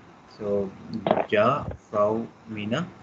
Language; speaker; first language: German; non-native, learner; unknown